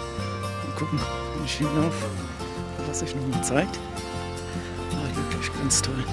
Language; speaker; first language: German; native; German